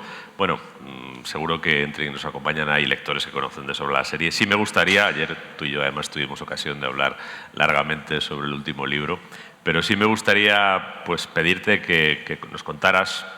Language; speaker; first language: Spanish; native; Spanish